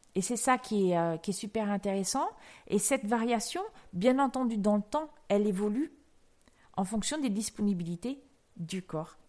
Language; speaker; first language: French; native; French